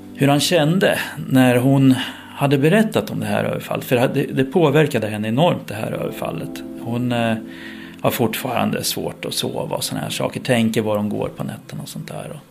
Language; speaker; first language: Swedish; native; Swedish